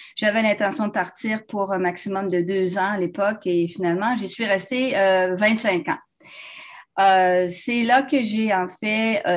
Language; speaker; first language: French; native; French